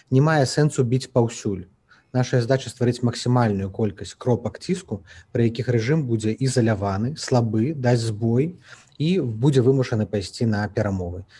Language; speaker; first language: Belarusian; native; Belarusian